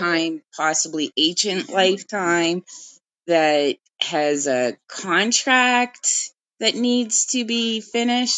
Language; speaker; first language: English; native; English